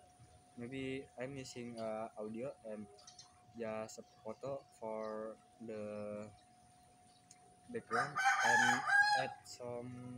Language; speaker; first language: English; non-native, learner; Indonesian